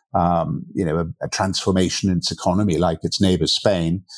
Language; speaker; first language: English; native; English